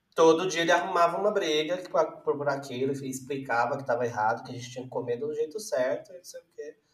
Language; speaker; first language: Portuguese; native; Portuguese